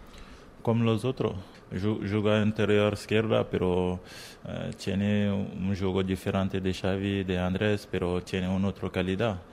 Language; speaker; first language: Spanish; non-native, learner; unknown